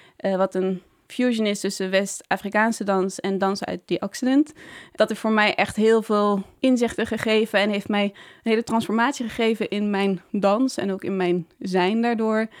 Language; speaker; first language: Dutch; native; Dutch